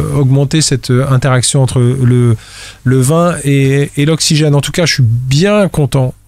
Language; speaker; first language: French; native; French